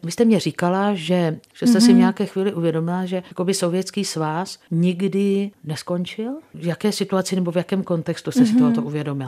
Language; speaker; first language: Czech; native; Czech